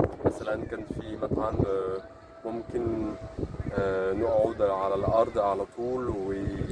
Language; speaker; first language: Arabic; non-native, fluent; French